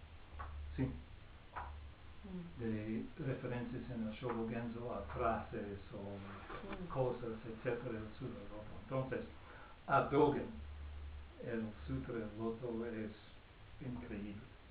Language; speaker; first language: Spanish; non-native, fluent; English